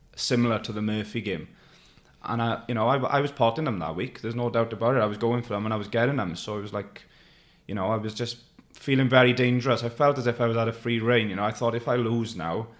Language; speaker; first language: English; native; English